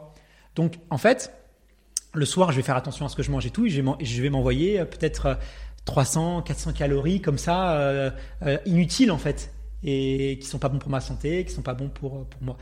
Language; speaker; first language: French; native; French